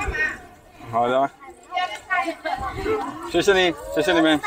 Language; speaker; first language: Chinese; non-native, learner; Rundi